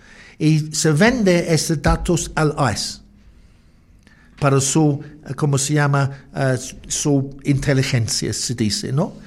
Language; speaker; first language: Spanish; non-native, learner; English